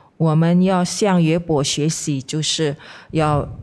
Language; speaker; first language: Chinese; non-native, fluent; Indonesian